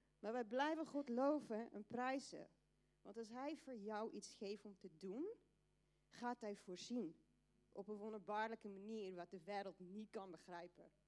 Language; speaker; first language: Dutch; non-native, fluent; Afrikaans